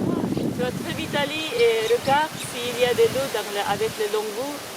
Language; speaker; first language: French; non-native, learner; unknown